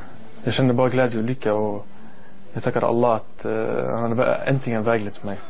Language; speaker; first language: Swedish; non-native, learner; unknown